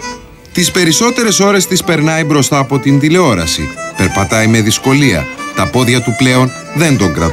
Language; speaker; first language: Greek; native; Greek